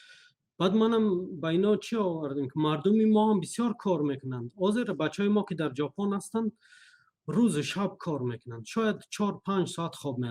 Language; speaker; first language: Persian; non-native, local second language; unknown